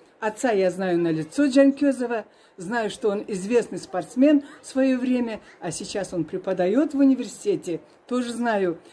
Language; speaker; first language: Russian; non-native, local second language; Karachay-Balkar